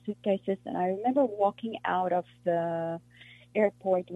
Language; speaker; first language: English; non-native, local second language; Afrikaans